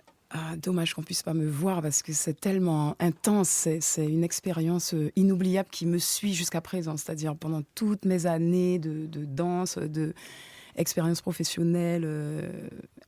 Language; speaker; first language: French; native; French